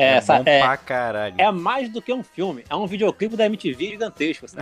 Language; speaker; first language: Portuguese; native; Portuguese